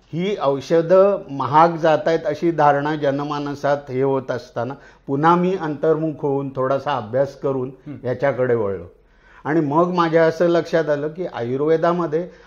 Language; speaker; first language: Marathi; native; Marathi